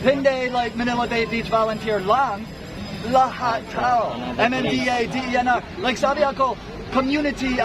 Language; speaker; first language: Filipino; non-native, learner; English